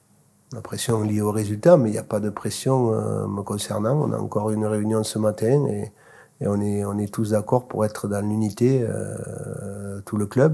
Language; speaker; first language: French; native; French